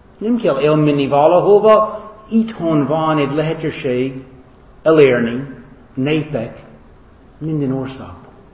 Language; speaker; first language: Hungarian; non-native, fluent; English